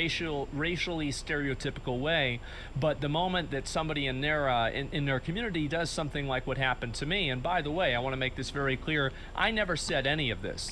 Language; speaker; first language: English; native; English